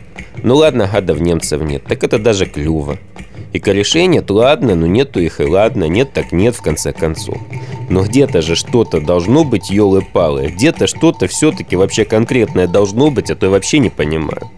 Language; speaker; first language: Russian; native; Russian